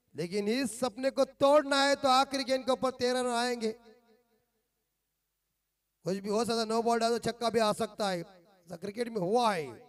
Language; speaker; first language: Hindi; non-native, local second language; Marathi